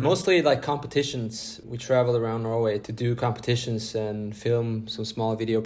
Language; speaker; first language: English; non-native, fluent; Norwegian